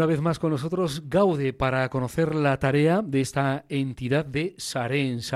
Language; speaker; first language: Spanish; native; Spanish